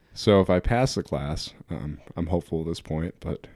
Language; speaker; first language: English; native; English